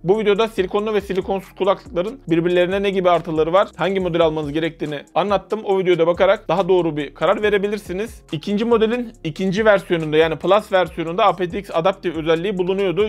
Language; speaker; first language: Turkish; native; Turkish